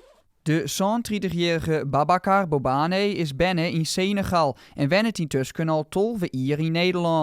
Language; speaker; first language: Dutch; non-native, local second language; Western Frisian